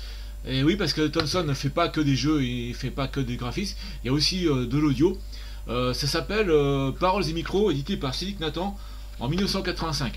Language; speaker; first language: French; native; French